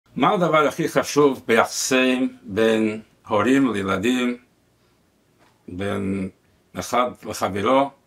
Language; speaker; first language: Hebrew; non-native, fluent; Spanish